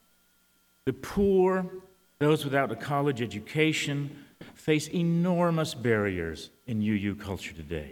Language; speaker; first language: English; early bilingual, other home language; Spanish